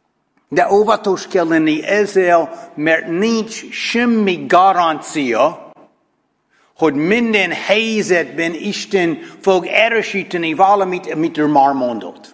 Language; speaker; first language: Hungarian; non-native, fluent; English